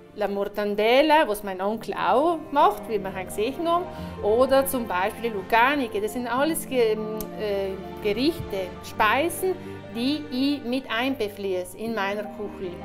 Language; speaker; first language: German; non-native, local second language; Italian